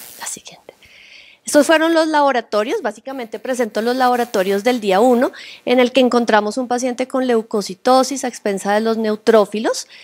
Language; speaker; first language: Spanish; native; Spanish